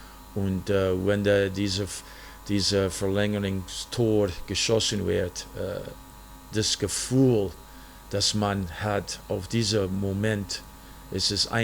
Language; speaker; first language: German; non-native, fluent; English